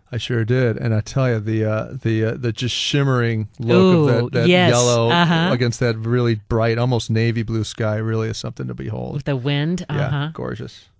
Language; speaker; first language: English; native; English